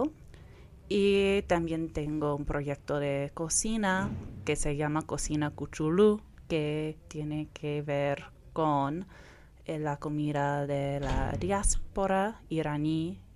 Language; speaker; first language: Spanish; early bilingual, heritage; Spanish